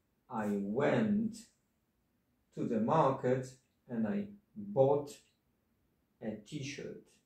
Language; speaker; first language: English; non-native, fluent; Polish